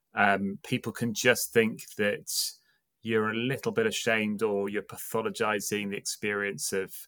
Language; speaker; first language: English; native; English